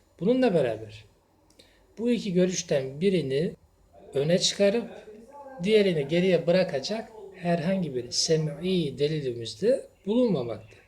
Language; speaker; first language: Turkish; native; Turkish